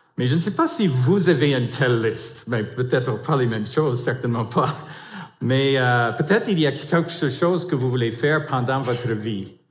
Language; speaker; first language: French; non-native, fluent; English